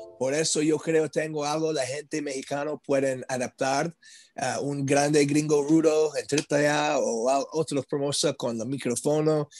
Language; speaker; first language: Spanish; non-native, learner; English